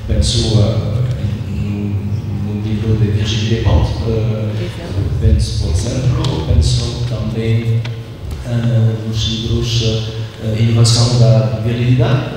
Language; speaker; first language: Portuguese; non-native, learner; French